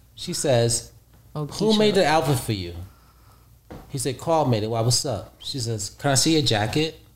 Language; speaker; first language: English; native; English